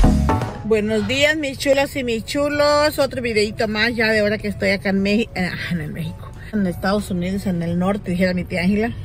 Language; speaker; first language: Spanish; native; Spanish